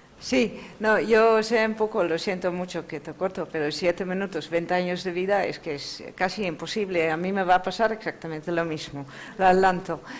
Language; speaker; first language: Spanish; non-native, fluent; Dutch